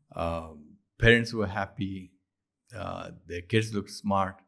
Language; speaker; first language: English; non-native, local second language; Urdu